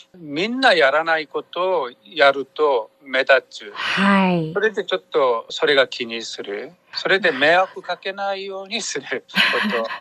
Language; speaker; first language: Japanese; non-native, fluent; Korean